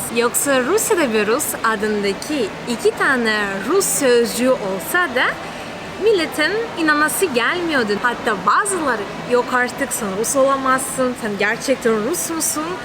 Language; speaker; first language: Turkish; non-native, fluent; Russian